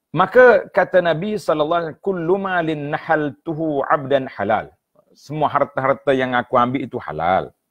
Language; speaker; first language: Malay; native; Malay